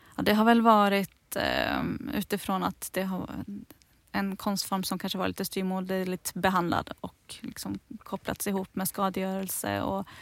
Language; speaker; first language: Swedish; native; Swedish